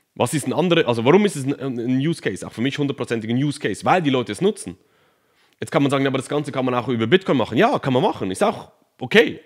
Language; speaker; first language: German; native; German